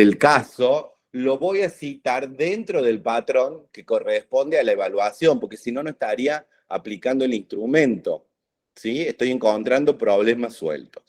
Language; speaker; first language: Spanish; native; Spanish